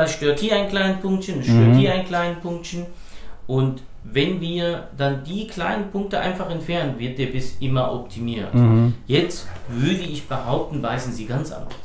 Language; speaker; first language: German; native; German